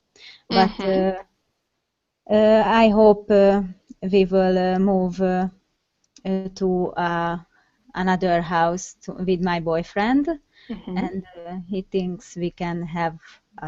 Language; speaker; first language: English; non-native, learner; Hungarian